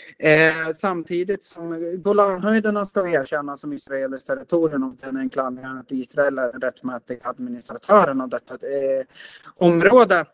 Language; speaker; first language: Swedish; native; Swedish